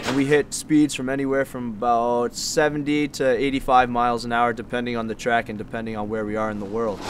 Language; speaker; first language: English; native; English